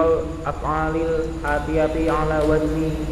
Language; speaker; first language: Arabic; non-native, learner; Indonesian